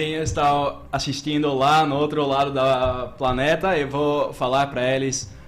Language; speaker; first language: Portuguese; non-native, learner; Dutch